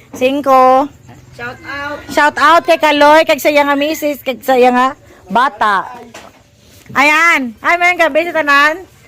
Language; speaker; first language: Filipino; native; Filipino